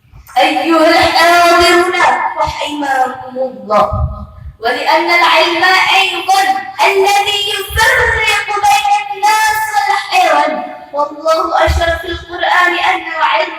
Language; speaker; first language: Arabic; non-native, learner; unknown